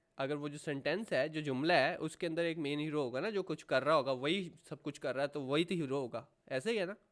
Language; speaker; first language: Urdu; native; Urdu